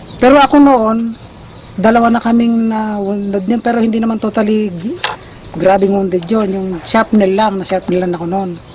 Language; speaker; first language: Filipino; non-native, local second language; Iloko